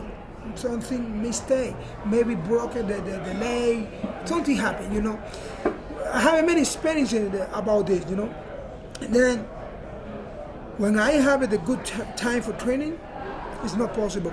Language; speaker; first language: English; non-native, learner; Spanish